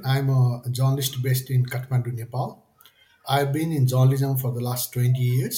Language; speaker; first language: English; non-native, local second language; Nepali